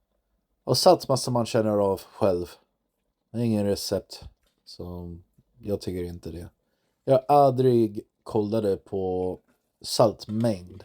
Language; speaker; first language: Swedish; non-native, learner; English